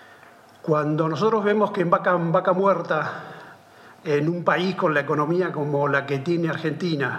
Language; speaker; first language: Spanish; native; Spanish